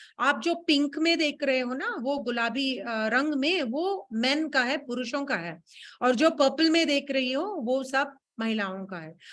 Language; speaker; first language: Hindi; non-native, local second language; Tamil